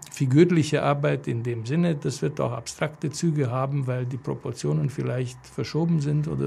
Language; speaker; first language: German; non-native, fluent; Romanian